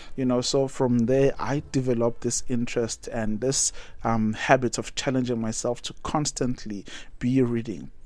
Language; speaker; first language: English; non-native, local second language; Zulu